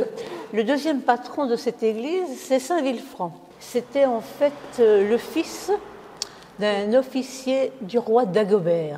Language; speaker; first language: French; native; French